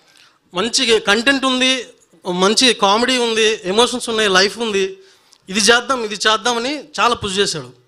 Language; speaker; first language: Telugu; native; Telugu